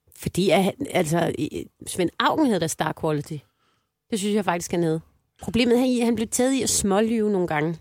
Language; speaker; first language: Danish; native; Danish